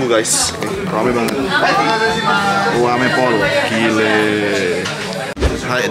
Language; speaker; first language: Japanese; non-native, fluent; Indonesian